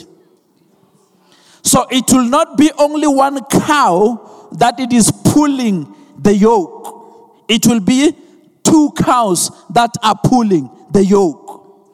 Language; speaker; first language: English; non-native, local second language; Venda